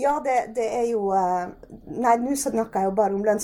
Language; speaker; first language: Norwegian; native; Norwegian